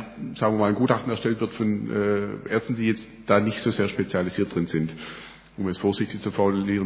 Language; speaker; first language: German; native; German